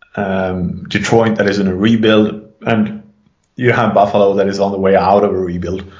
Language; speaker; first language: English; non-native, fluent; Swedish